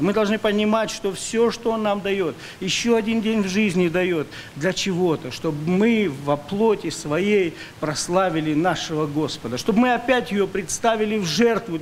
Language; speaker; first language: Russian; native; Russian